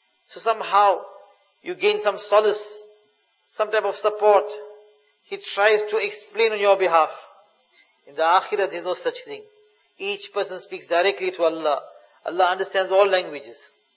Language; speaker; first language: English; native; English